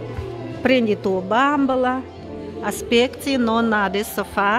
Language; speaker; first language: Italian; non-native, learner; Russian